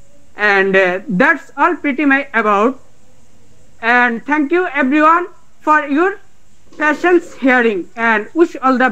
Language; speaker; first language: English; non-native, learner; Bangla